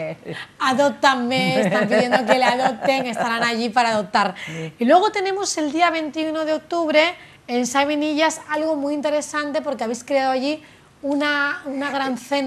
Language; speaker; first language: Spanish; native; Spanish